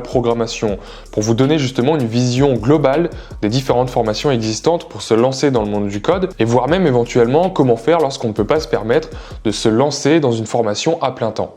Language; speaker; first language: French; native; French